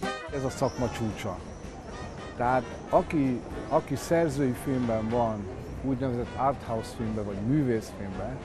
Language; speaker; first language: Hungarian; native; Hungarian